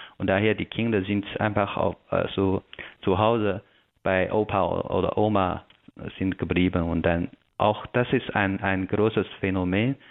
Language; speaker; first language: German; non-native, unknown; Chinese